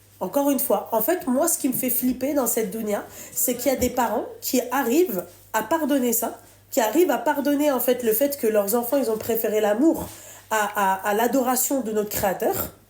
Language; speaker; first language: French; native; French